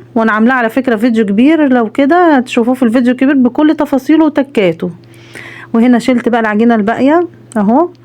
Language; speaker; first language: Arabic; native; Arabic